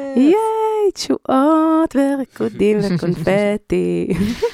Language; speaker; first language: Hebrew; early bilingual, other home language; Spanish